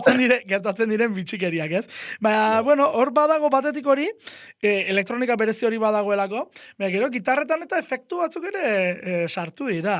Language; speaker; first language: Basque; native; Basque